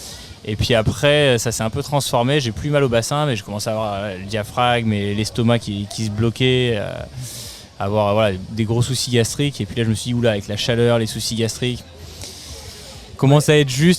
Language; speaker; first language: French; native; French